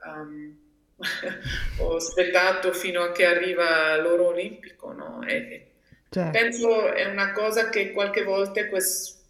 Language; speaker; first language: Italian; non-native, local second language; German